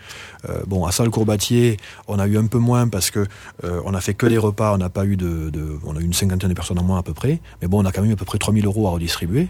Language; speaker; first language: French; native; French